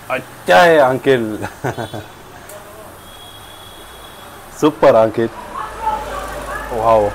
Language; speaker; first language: Hindi; non-native, learner; Arabic